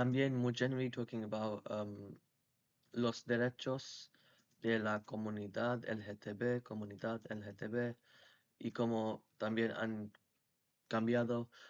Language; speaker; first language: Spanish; non-native, learner; English